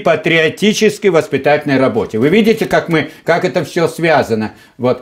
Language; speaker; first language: Russian; native; Russian